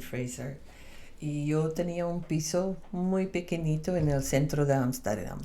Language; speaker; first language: Spanish; non-native, fluent; Dutch